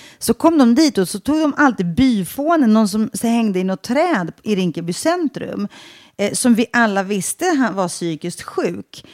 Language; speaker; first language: Swedish; early bilingual, other home language; Greek